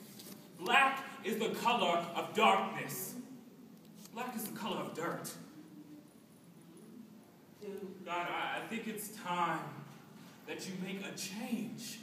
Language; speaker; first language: English; native; English